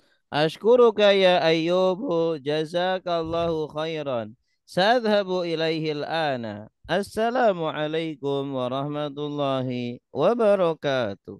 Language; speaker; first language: Arabic; non-native, fluent; Indonesian